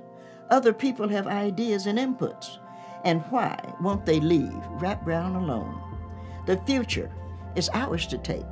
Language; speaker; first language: English; native; English